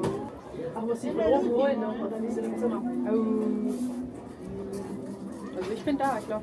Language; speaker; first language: German; native; German